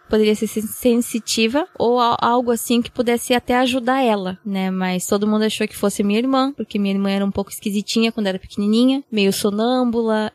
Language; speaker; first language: Portuguese; early bilingual, heritage; Portuguese